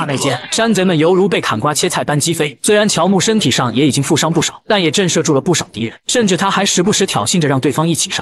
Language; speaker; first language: Chinese; native; Chinese